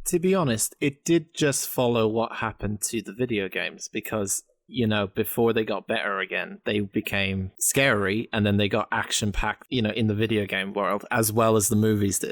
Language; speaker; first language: English; native; English